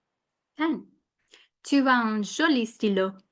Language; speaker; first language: French; non-native, fluent; English